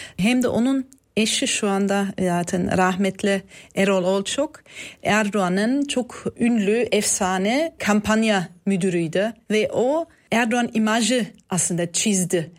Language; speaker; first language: Turkish; non-native, fluent; German